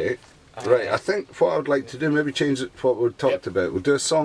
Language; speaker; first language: English; native; English